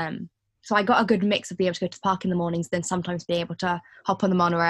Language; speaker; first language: English; native; English